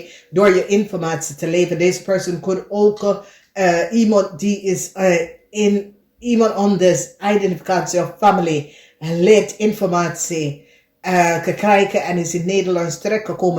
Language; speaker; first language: Dutch; non-native, fluent; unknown